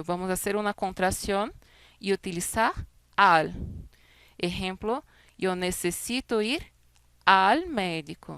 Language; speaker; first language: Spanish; non-native, fluent; Portuguese